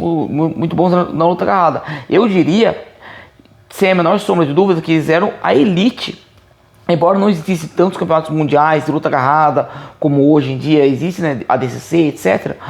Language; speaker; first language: Portuguese; native; Portuguese